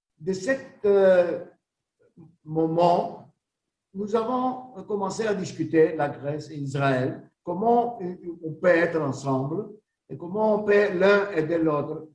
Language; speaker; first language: French; non-native, learner; Greek